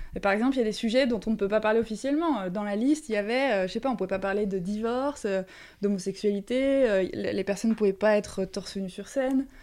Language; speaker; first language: French; native; French